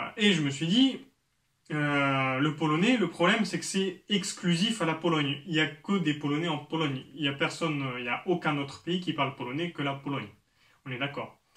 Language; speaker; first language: French; native; French